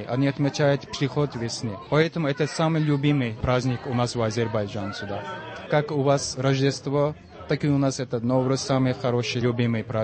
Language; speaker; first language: Russian; non-native, fluent; Azerbaijani